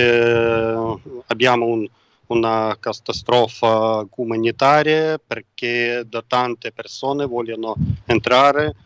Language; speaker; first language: Italian; non-native, learner; Ukrainian